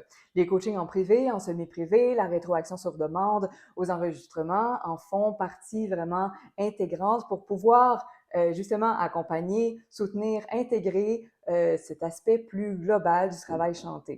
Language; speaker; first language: French; native; French